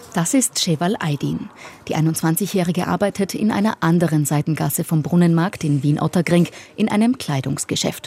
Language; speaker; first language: German; native; German